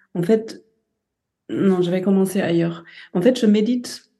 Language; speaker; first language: French; non-native, fluent; German